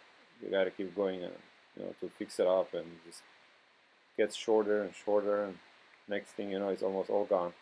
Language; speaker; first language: English; non-native, fluent; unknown